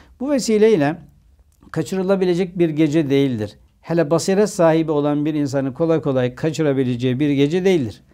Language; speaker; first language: Turkish; native; Turkish